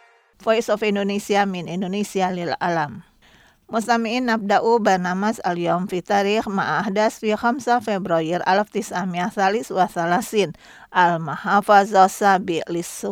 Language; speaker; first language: Arabic; non-native, fluent; Indonesian